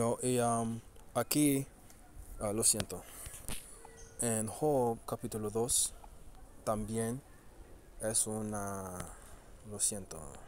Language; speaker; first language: Spanish; early bilingual, heritage; Spanish